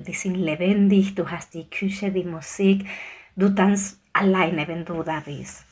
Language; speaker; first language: German; non-native, fluent; Spanish